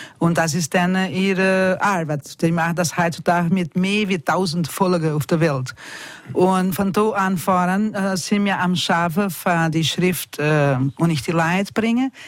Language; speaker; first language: German; early bilingual, heritage; German